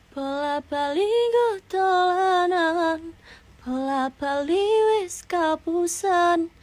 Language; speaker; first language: Indonesian; non-native, local second language; Javanese